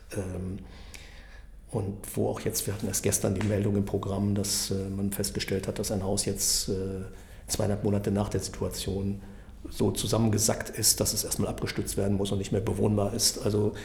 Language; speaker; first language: German; native; German